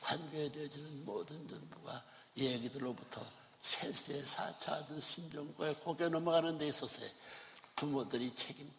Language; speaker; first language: Korean; native; Korean